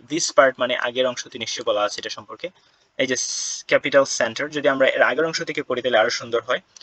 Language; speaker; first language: Bangla; non-native, local second language; Sylheti